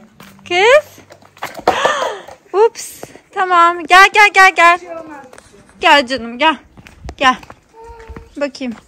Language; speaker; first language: Turkish; native; Turkish